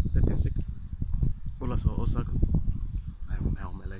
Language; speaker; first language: Hungarian; non-native, learner; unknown